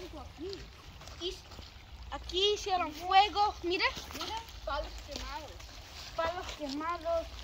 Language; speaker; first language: Spanish; early bilingual, heritage; Spanish